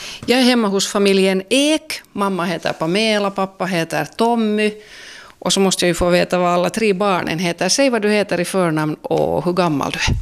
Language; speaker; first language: Swedish; native; Swedish